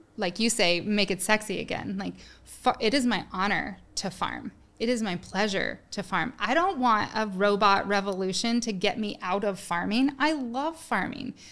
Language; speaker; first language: English; native; English